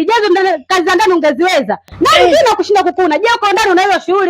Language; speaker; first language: Swahili; native; Swahili